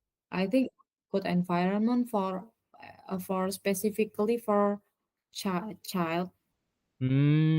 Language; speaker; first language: English; non-native, learner; Indonesian